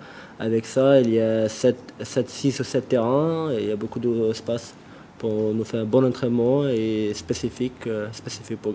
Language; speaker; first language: French; non-native, learner; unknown